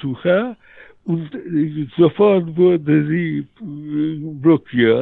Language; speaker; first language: German; early bilingual, heritage; Polish